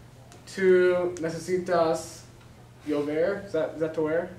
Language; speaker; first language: Spanish; non-native, learner; English